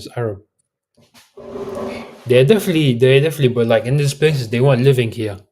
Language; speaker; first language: English; early bilingual, heritage; Arabic